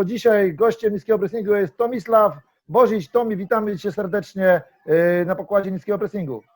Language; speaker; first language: Polish; native; Polish